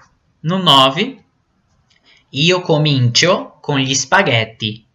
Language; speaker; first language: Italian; non-native, fluent; Portuguese